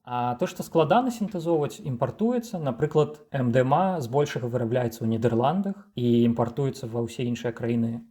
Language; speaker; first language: Belarusian; non-native, local second language; Russian